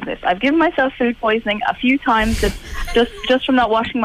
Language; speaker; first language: English; native; English